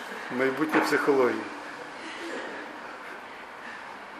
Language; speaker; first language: Ukrainian; native; Ukrainian